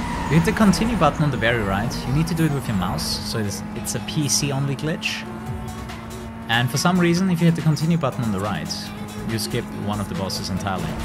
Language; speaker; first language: English; non-native, fluent; German